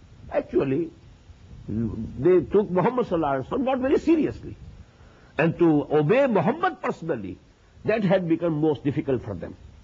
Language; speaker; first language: English; non-native, local second language; Urdu